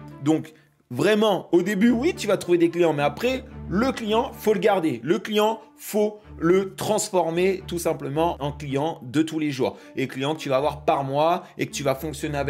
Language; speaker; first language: French; native; French